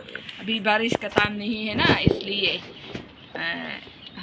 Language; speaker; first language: Hindi; non-native, local second language; Khasi